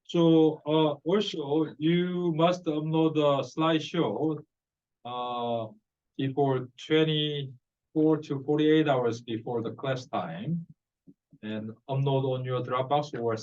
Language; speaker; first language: English; non-native, fluent; Korean